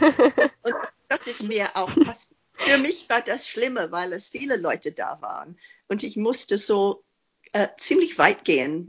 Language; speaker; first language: German; non-native, fluent; English